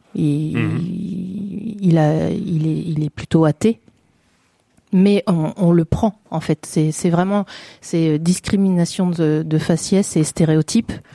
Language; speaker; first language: French; native; French